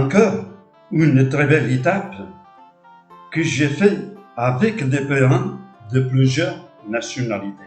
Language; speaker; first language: French; non-native, fluent; Portuguese